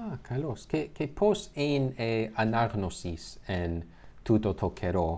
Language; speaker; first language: Greek; non-native, learner; English